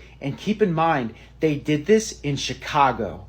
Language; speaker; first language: English; native; English